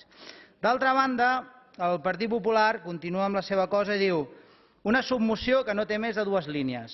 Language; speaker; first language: Catalan; native; Catalan